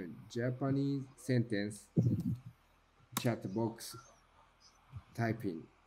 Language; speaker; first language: English; non-native, learner; Japanese